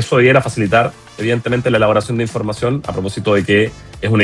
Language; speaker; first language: Spanish; native; Spanish